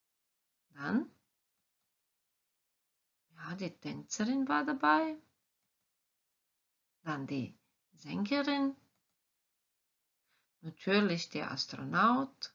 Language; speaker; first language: German; non-native, fluent; Croatian